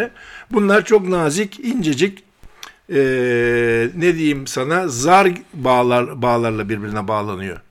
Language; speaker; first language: Turkish; native; Turkish